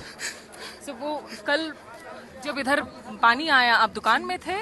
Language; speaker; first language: Hindi; native; Hindi